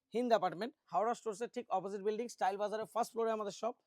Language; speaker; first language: Hindi; non-native, local second language; Bangla